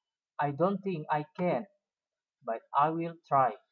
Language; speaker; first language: English; non-native, fluent; Indonesian